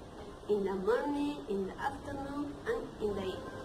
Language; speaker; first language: English; non-native, learner; Spanish